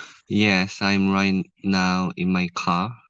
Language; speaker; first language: English; non-native, learner; Korean